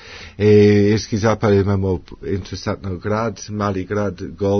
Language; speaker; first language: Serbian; non-native, learner; English